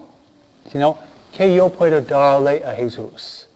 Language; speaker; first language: Spanish; non-native, fluent; English